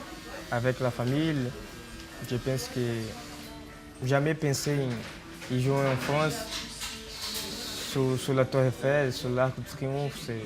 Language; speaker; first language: French; non-native, learner; Portuguese